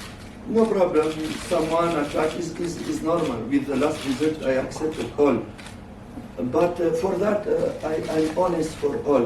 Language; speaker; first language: English; non-native, learner; French